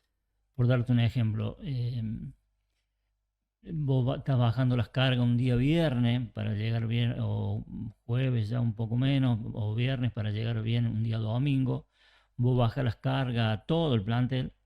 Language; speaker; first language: Spanish; native; Spanish